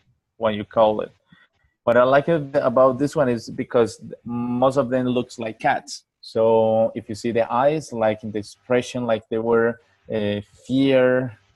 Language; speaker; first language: English; non-native, learner; Spanish